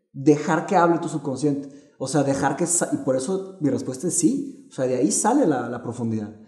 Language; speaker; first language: Spanish; early bilingual, other home language; Portuguese